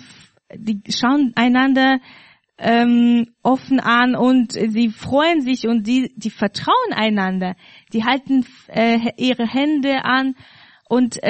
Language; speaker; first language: German; non-native, fluent; Russian